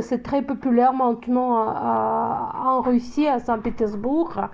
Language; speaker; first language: French; non-native, fluent; Russian